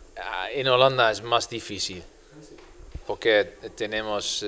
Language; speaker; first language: Spanish; non-native, learner; Dutch